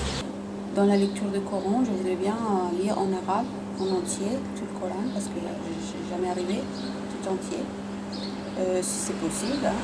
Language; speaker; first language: French; non-native, fluent; Spanish